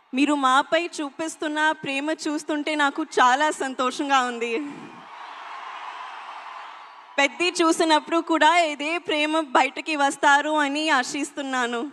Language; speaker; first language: Telugu; non-native, learner; Hindi